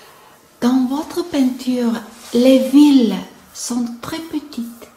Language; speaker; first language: French; non-native, learner; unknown